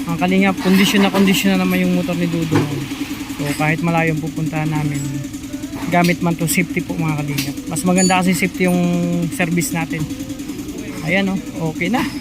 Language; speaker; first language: Filipino; non-native, local second language; Cebuano